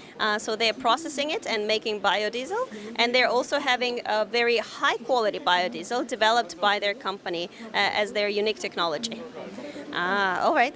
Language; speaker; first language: English; non-native, fluent; Korean